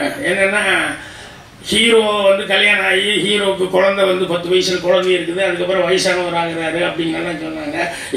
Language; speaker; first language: Tamil; native; Tamil